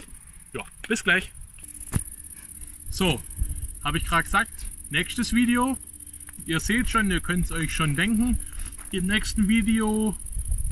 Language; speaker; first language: German; native; German